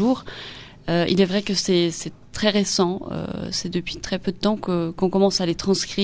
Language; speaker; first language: French; non-native, fluent; Spanish